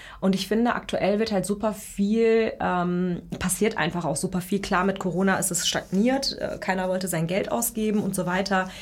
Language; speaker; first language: German; early bilingual, other home language; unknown